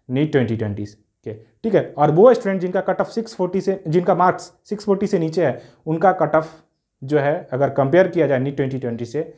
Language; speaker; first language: Hindi; native; Hindi